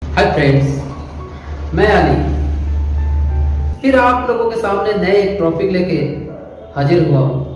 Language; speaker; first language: Hindi; non-native, local second language; Bangla